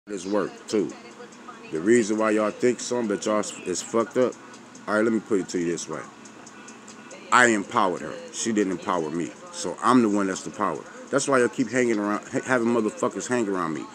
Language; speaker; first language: English; native; English